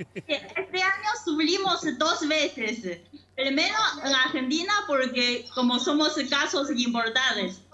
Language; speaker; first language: Spanish; non-native, fluent; Chinese